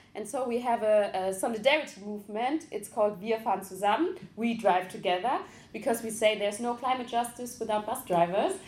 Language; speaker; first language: English; non-native, fluent; German